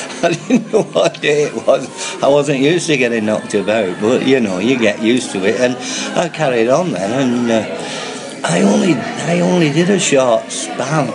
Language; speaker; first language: English; native; English